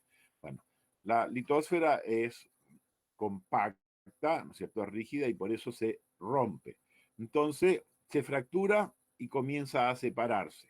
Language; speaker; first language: Spanish; native; Spanish